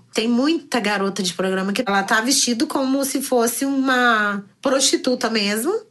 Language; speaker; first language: Portuguese; native; Portuguese